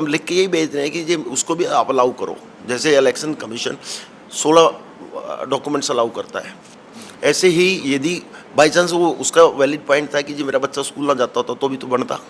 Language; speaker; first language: Hindi; native; Hindi